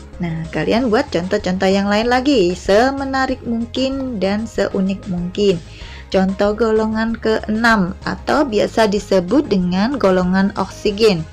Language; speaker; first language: Indonesian; non-native, local second language; Javanese